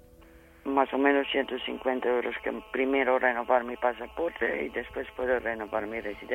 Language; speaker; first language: Spanish; non-native, learner; Dutch